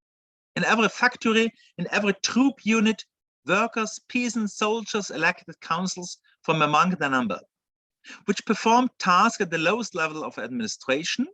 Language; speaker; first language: English; non-native, fluent; German